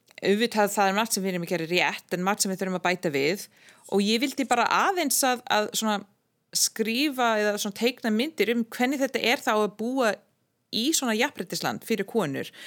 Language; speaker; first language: Icelandic; non-native, fluent; English